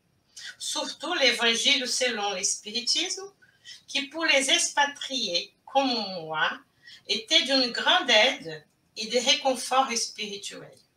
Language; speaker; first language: French; non-native, fluent; Portuguese